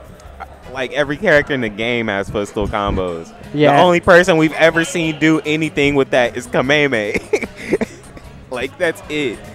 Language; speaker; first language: English; native; English